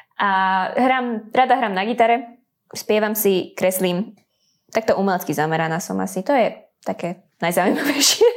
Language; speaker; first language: Slovak; non-native, local second language; Hungarian